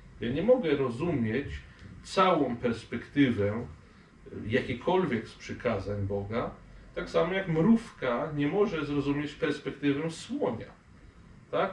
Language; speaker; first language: Polish; non-native, fluent; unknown